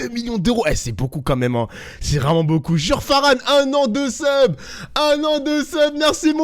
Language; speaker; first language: French; native; French